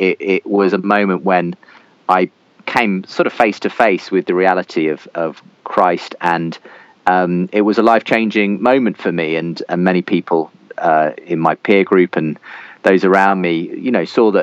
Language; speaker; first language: English; native; English